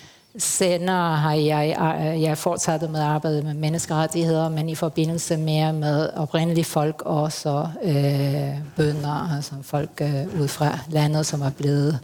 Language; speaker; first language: Danish; non-native, fluent; Spanish